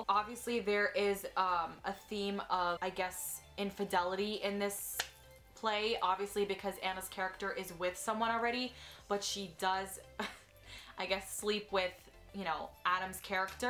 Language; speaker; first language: English; native; English